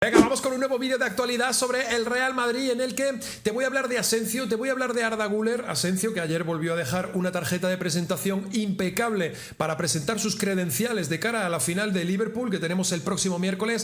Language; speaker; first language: Spanish; native; Spanish